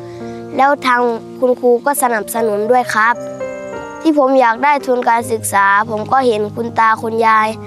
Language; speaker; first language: Thai; non-native, local second language; Northeastern Thai